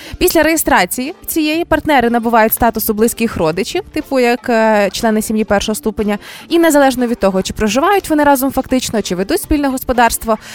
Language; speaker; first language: Ukrainian; native; Ukrainian